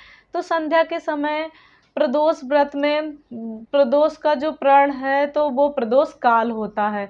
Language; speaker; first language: Hindi; native; Hindi